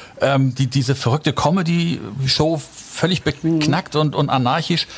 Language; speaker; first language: German; native; German